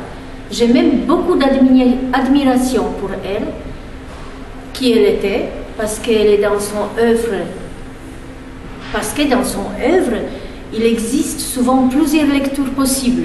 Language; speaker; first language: French; non-native, fluent; Polish